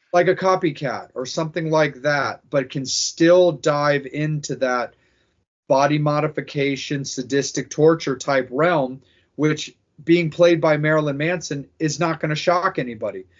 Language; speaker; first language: English; native; English